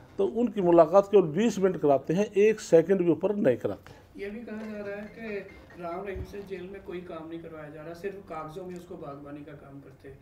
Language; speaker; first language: Hindi; native; Hindi